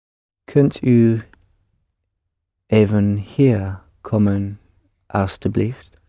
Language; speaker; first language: Dutch; non-native, learner; English